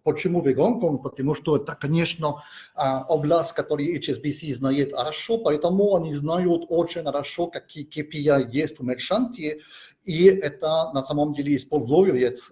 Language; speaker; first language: Russian; non-native, fluent; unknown